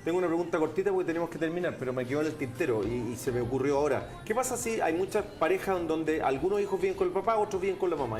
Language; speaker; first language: Spanish; native; Spanish